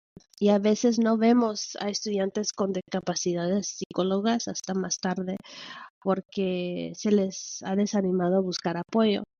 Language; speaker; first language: Spanish; early bilingual, heritage; Spanish